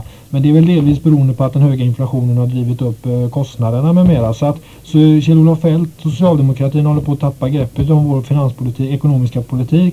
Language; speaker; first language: Swedish; native; Swedish